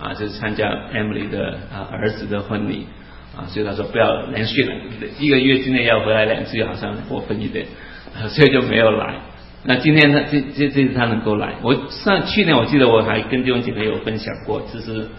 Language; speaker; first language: Chinese; non-native, local second language; Cantonese